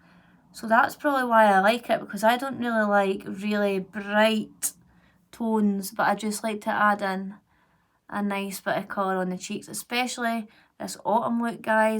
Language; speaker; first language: English; native; English